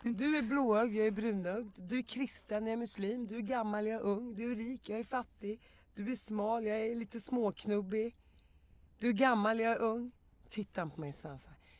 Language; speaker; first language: Swedish; early bilingual, other home language; Arabic